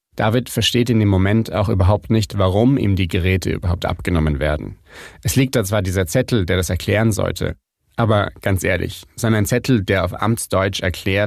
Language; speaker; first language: German; native; German